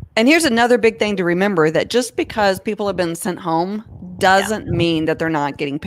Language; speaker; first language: English; native; English